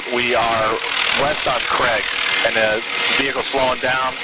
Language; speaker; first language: English; native; English